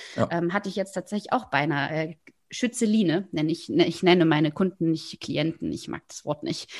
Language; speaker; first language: German; native; German